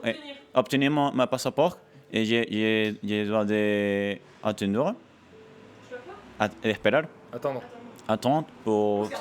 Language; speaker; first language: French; non-native, learner; Spanish